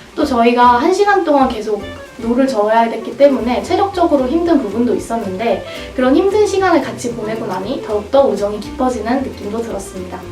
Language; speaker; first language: Korean; native; Korean